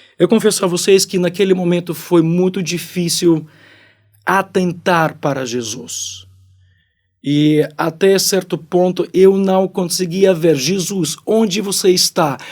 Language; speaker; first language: Portuguese; non-native, fluent; Ukrainian